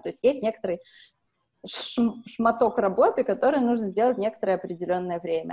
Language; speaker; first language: Russian; native; Russian